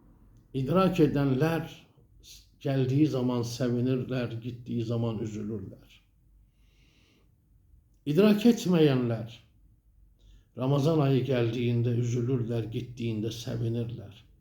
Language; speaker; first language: Turkish; native; Turkish